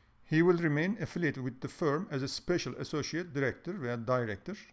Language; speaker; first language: English; non-native, fluent; Turkish